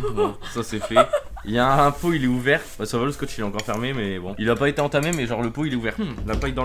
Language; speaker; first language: French; native; French